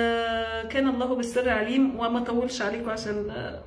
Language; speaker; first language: Arabic; native; Arabic